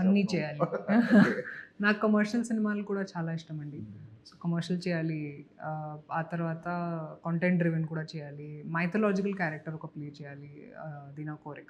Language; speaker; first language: Telugu; non-native, fluent; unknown